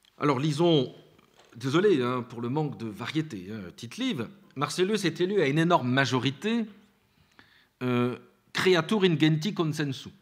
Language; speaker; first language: French; native; French